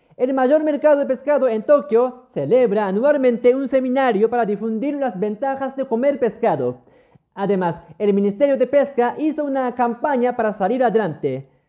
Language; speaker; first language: Spanish; non-native, fluent; Japanese